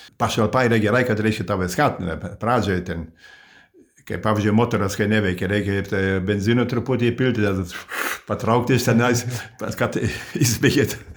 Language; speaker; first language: Lithuanian; early bilingual, heritage; Lithuanian